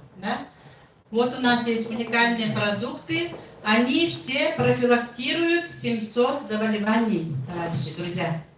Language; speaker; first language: Russian; non-native, local second language; Yakut